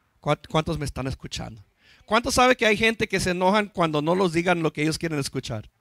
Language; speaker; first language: Spanish; non-native, fluent; English